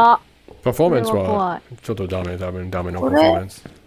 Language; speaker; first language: Japanese; non-native, learner; English